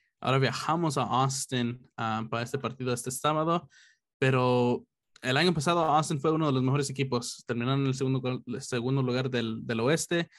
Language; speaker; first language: Spanish; early bilingual, heritage; Spanish